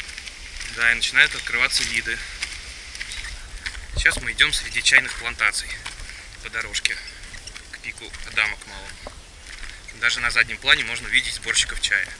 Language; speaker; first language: Russian; native; Russian